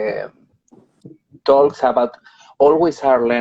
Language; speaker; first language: English; non-native, learner; Spanish